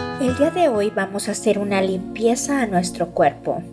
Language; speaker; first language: Spanish; native; Spanish